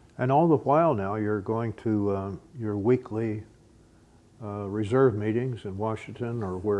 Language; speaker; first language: English; native; English